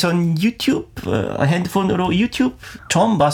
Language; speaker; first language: Korean; non-native, learner; German